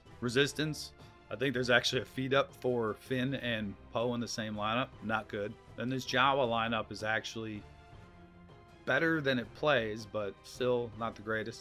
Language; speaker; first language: English; native; English